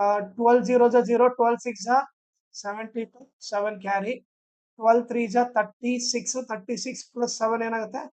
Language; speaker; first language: Kannada; native; Kannada